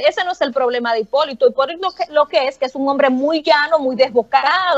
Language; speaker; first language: Spanish; native; Spanish